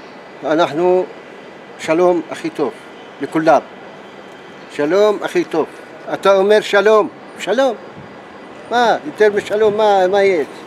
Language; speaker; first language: Hebrew; non-native, local second language; Arabic